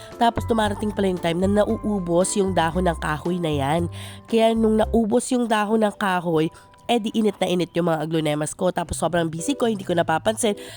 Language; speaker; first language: Filipino; non-native, local second language; Cebuano